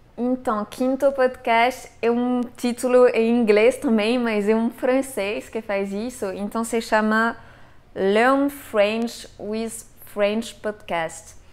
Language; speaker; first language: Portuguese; non-native, fluent; French